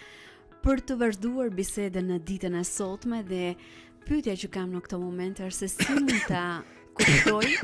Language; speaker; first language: Albanian; native; Albanian